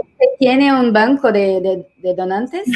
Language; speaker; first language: Spanish; non-native, learner; Portuguese